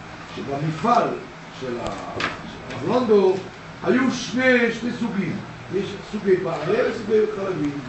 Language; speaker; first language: Hebrew; non-native, fluent; French